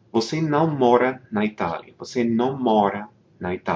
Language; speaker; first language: Portuguese; non-native, fluent; English